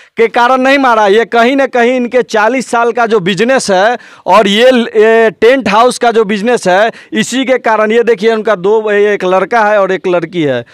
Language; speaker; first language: Hindi; native; Hindi